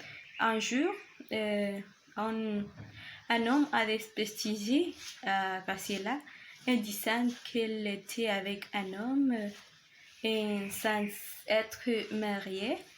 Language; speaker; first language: French; non-native, learner; Spanish